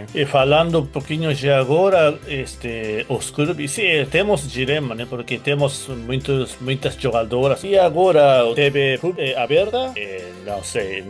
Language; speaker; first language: Portuguese; non-native, learner; Japanese